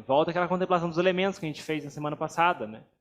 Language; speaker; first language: Portuguese; native; Portuguese